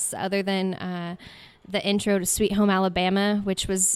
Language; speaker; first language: English; native; English